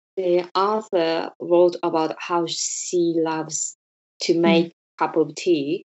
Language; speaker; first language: English; non-native, learner; Japanese